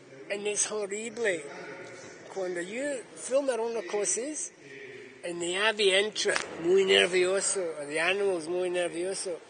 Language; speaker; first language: Spanish; non-native, learner; English